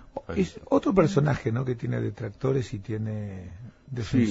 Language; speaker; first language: Spanish; native; Spanish